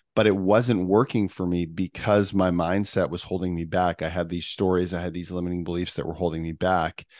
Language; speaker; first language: English; native; English